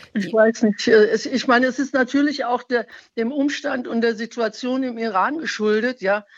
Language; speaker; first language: German; non-native, fluent; Persian